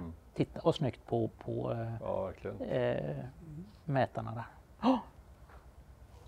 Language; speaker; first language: Swedish; native; Swedish